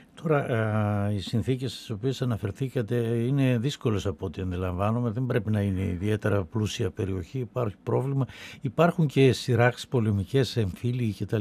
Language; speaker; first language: Greek; native; Greek